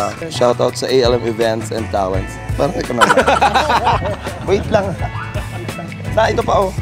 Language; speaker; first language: Filipino; non-native, local second language; Cebuano